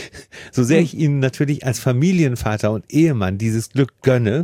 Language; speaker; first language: German; native; German